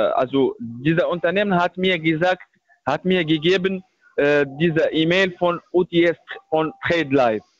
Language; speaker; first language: German; non-native, learner; Arabic